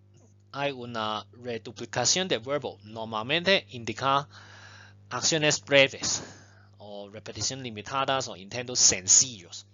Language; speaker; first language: Spanish; non-native, fluent; Chinese